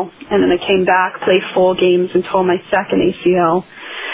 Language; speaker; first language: English; native; English